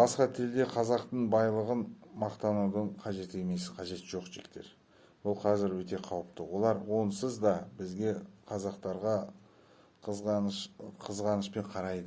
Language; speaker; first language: Kazakh; non-native, local second language; Russian